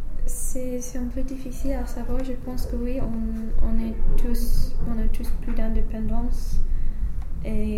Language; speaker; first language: French; non-native, fluent; English